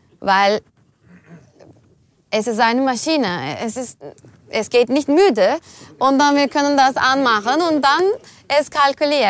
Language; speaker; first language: German; non-native, fluent; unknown